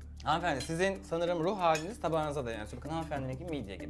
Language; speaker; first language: Turkish; native; Turkish